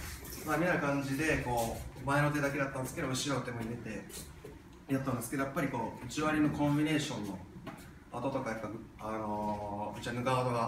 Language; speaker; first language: Japanese; native; Japanese